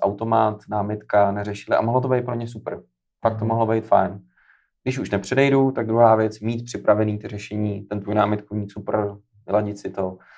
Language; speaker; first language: Czech; native; Czech